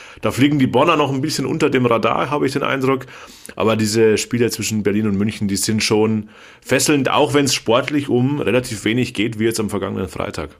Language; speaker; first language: German; native; German